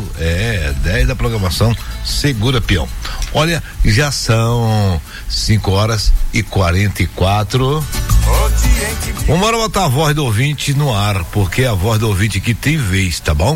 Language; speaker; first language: Portuguese; native; Portuguese